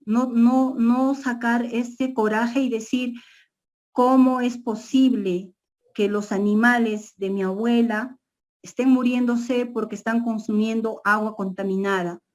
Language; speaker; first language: Spanish; non-native, local second language; Quechua